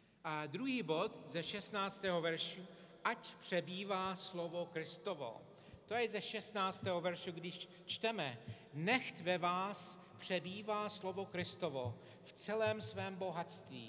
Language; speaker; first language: Czech; non-native, fluent; English